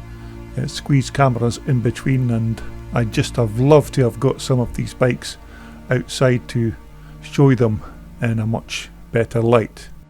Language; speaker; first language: English; native; English